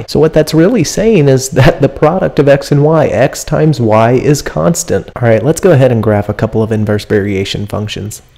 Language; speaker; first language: English; native; English